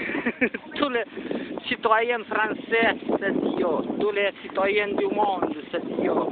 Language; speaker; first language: French; non-native, learner; Romanian